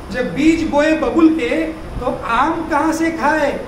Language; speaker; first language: Hindi; non-native, local second language; Telugu